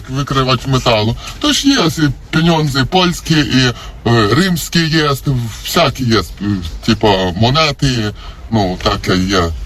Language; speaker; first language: Polish; non-native, learner; Ukrainian